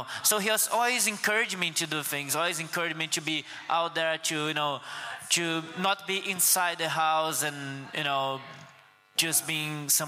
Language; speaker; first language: English; non-native, fluent; Portuguese